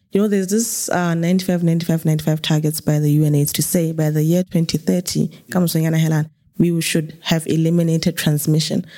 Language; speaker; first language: English; non-native, local second language; Tswana